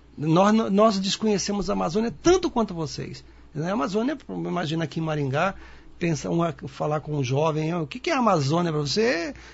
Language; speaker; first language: Portuguese; native; Portuguese